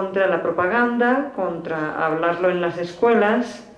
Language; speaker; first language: Spanish; native; Spanish